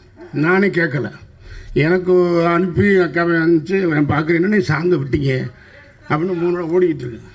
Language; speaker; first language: Tamil; native; Tamil